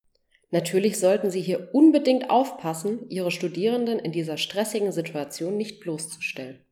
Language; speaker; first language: German; native; German